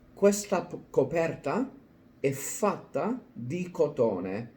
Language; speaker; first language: Italian; non-native, learner; English